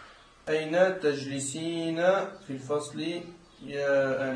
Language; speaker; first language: Arabic; non-native, learner; French